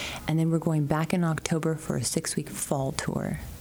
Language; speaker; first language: English; early bilingual, other home language; Spanish